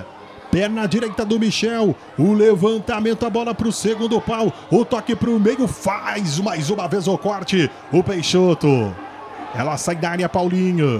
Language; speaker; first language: Portuguese; native; Portuguese